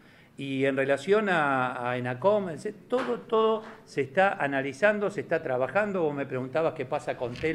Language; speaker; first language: Spanish; native; Spanish